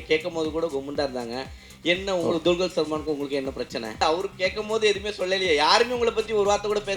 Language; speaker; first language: Tamil; native; Tamil